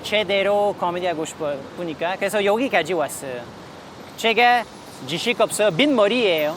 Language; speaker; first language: Korean; non-native, learner; French